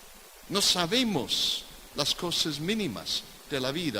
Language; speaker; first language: Spanish; non-native, fluent; English